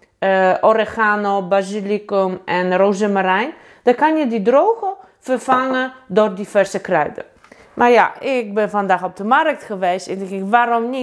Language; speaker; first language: Dutch; non-native, fluent; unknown